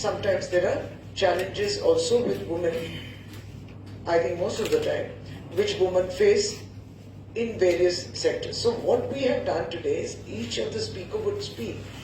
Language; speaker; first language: English; non-native, local second language; Bangla